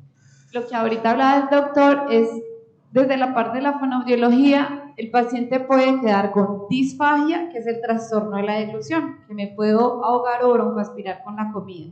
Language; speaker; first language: Spanish; native; Spanish